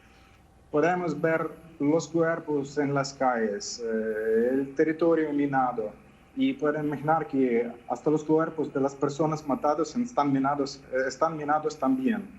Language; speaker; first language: Spanish; non-native, fluent; Ukrainian